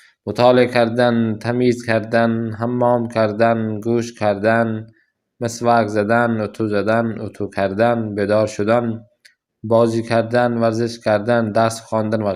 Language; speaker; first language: Persian; non-native, fluent; Urdu